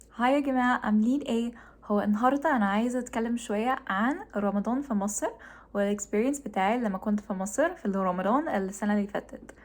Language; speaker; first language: Egyptian Arabic; non-native, learner; English